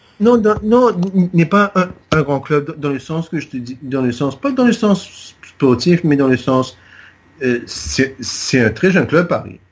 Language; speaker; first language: French; non-native, local second language; Morisyen